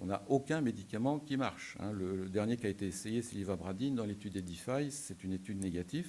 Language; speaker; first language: French; native; French